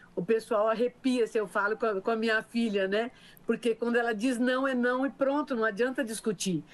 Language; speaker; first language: Portuguese; native; Portuguese